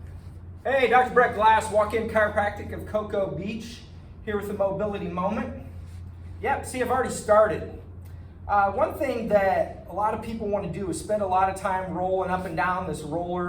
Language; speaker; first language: English; native; English